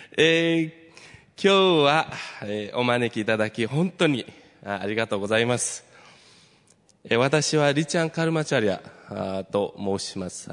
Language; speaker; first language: Japanese; non-native, fluent; Nepali